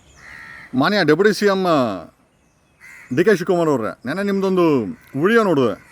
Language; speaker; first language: Kannada; native; Kannada